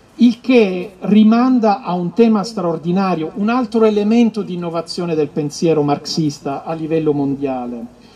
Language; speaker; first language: Italian; native; Italian